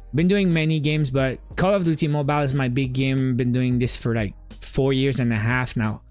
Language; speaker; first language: English; native; English